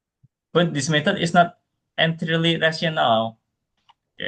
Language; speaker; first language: English; non-native, fluent; Indonesian